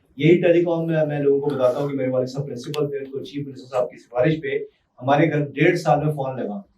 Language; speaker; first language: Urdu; non-native, local second language; Punjabi